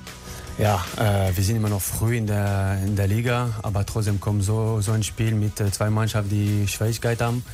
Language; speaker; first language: German; non-native, learner; French